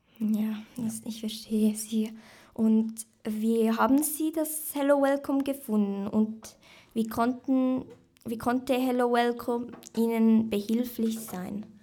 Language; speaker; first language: German; native; German